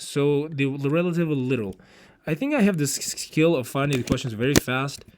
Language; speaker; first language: English; non-native, fluent; Uzbek